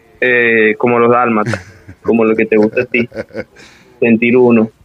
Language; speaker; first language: Spanish; native; Spanish